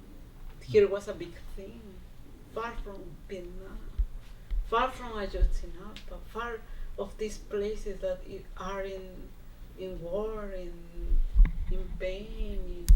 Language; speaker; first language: English; non-native, learner; Spanish